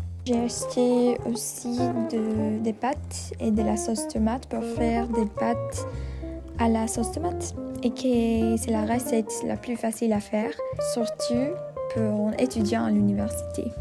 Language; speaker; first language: French; non-native, learner; English